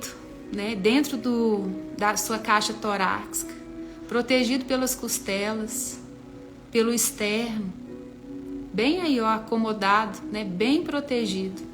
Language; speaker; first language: Portuguese; native; Portuguese